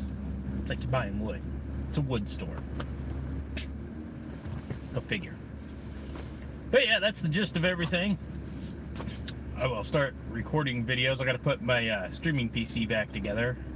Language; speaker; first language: English; native; English